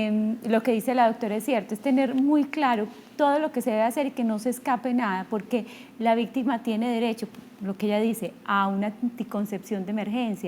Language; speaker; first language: Spanish; native; Spanish